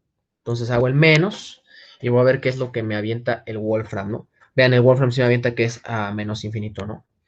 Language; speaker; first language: Spanish; native; Spanish